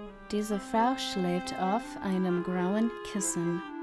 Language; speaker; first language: German; non-native, learner; English